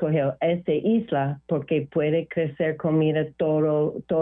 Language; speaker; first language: Spanish; non-native, learner; English